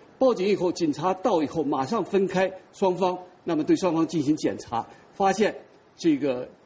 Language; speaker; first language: Chinese; native; Chinese